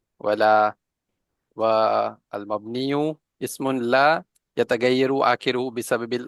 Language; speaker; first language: Arabic; non-native, learner; Urdu